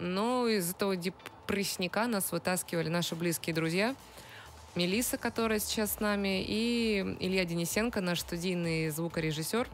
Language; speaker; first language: Russian; native; Russian